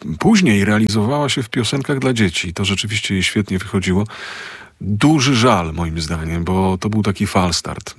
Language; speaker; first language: Polish; native; Polish